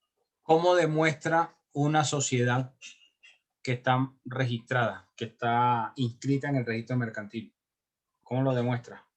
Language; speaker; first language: Spanish; native; Spanish